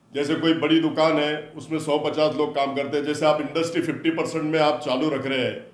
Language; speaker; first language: Hindi; non-native, local second language; Urdu